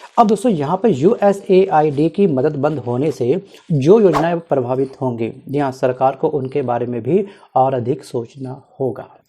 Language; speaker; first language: Hindi; native; Hindi